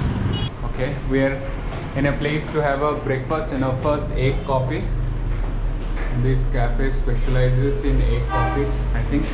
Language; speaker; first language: English; non-native, local second language; Hindi